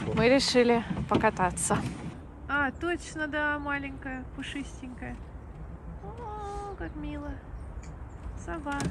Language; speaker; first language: Russian; native; Russian